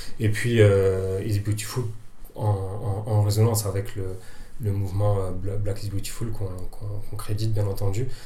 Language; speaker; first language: French; native; French